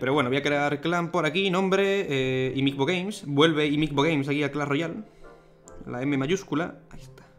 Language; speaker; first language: Spanish; native; Spanish